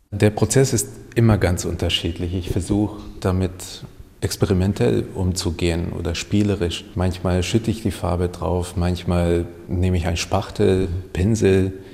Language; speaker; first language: German; non-native, fluent; Hungarian